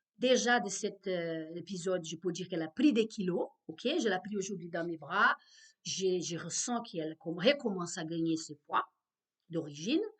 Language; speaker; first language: French; non-native, fluent; Portuguese